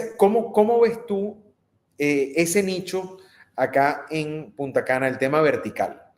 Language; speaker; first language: Spanish; native; Spanish